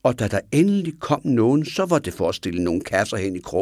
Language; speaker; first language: Danish; native; Danish